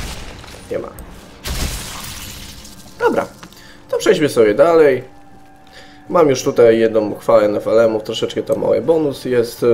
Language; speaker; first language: Polish; native; Polish